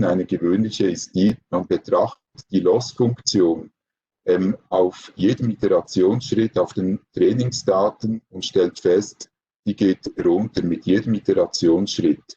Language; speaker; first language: German; native; German